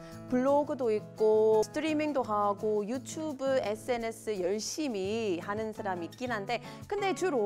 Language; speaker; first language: Korean; non-native, fluent; English